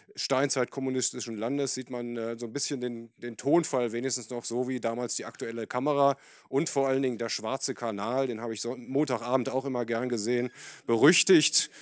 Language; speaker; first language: German; native; German